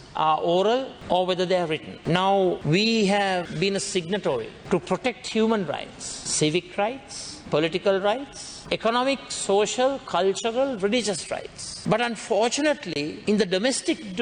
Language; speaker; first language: English; non-native, local second language; Sinhala